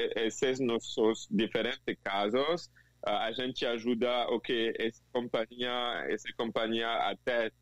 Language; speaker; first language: Portuguese; non-native, fluent; French